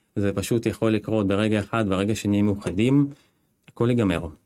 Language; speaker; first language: Hebrew; non-native, fluent; Russian